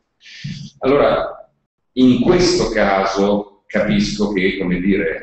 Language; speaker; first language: Italian; native; Italian